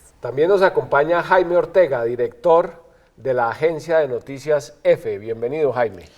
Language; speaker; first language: Spanish; native; Spanish